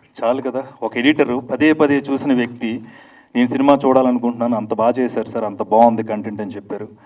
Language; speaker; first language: Telugu; native; Telugu